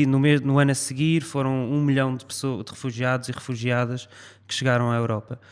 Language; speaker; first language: Portuguese; native; Portuguese